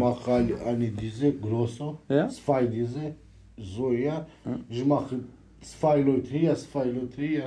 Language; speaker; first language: German; non-native, learner; Romanian